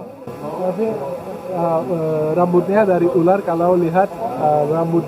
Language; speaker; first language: Indonesian; non-native, fluent; Turkish